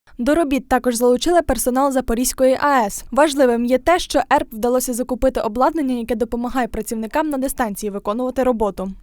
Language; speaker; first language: Ukrainian; native; Ukrainian